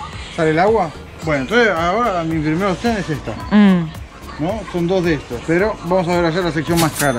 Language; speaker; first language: Spanish; native; Spanish